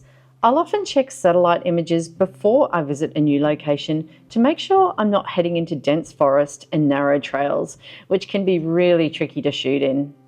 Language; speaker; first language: English; native; English